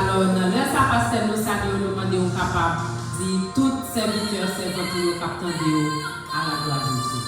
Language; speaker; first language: French; non-native, local second language; Haitian Creole